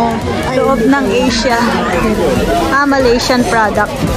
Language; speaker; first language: Filipino; native; Filipino